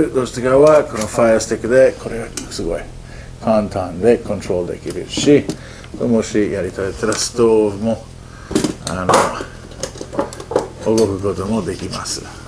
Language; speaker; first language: Japanese; non-native, fluent; English